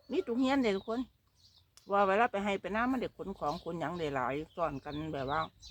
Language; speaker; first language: Thai; native; Thai